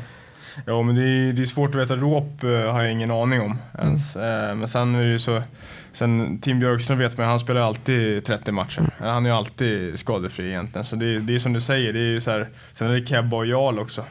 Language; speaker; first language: Swedish; native; Swedish